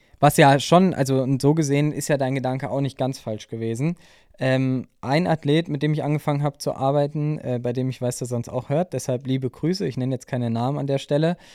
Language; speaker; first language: German; native; German